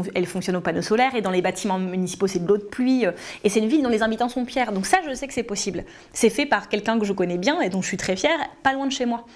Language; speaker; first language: French; native; French